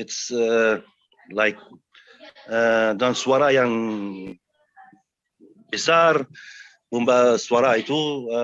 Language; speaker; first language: Indonesian; non-native, fluent; Arabic